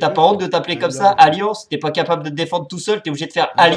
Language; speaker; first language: French; native; French